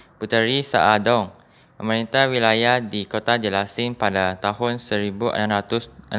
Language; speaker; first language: Malay; non-native, local second language; Chinese